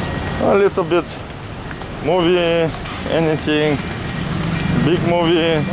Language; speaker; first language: English; non-native, learner; Russian